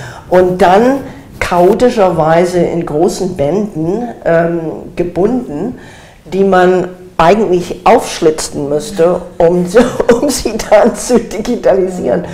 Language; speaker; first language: German; non-native, fluent; English